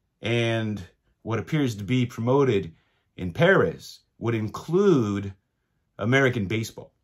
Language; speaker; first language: English; native; English